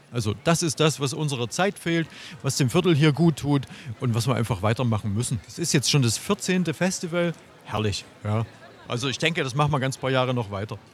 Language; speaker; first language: German; native; German